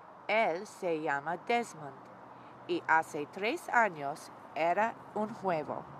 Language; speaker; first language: Spanish; non-native, learner; English